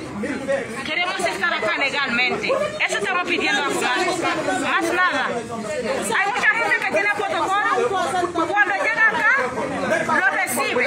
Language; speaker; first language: Spanish; non-native, fluent; Haitian Creole